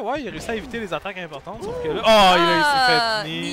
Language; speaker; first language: French; native; French